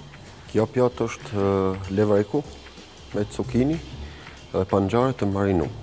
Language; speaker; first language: Albanian; early bilingual, heritage; Albanian